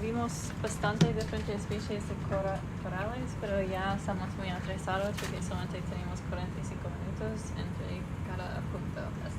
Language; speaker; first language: Spanish; non-native, fluent; English